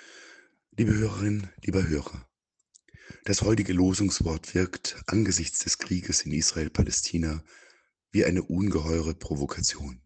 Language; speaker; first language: German; native; German